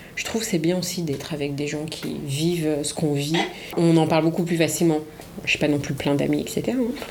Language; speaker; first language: French; early bilingual, other home language; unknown